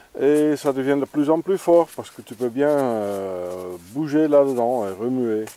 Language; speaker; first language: French; non-native, fluent; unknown